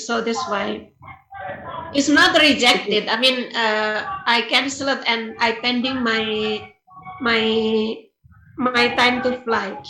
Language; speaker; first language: English; non-native, learner; Indonesian